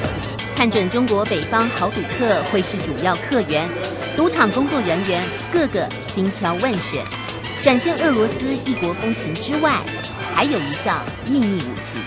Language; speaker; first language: Chinese; native; Chinese